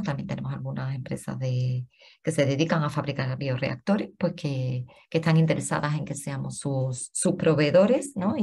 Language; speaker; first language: Spanish; native; Spanish